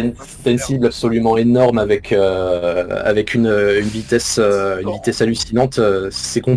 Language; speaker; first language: French; native; French